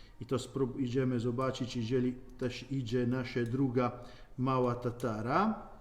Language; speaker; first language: Polish; non-native, learner; Italian